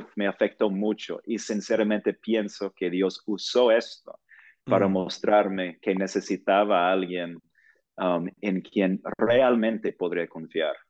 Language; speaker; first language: Spanish; non-native, fluent; English